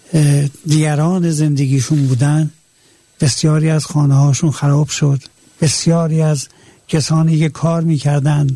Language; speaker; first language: Persian; native; Persian